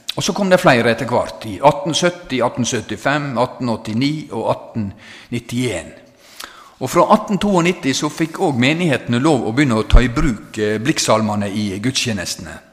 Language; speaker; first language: Norwegian; native; Norwegian